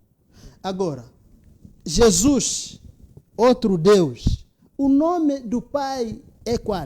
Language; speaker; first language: Portuguese; non-native, local second language; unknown